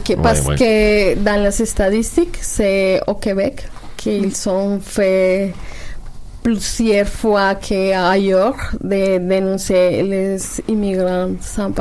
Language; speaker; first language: French; non-native, learner; Spanish